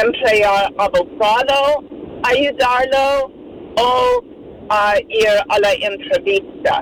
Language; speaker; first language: Spanish; non-native, fluent; English